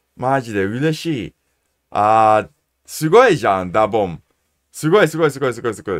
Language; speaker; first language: Japanese; non-native, learner; English